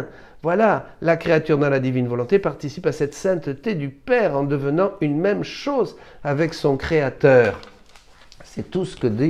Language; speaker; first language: French; native; French